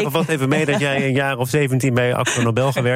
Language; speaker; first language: Dutch; native; Dutch